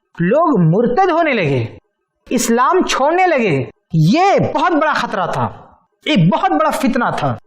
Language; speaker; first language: Urdu; native; Urdu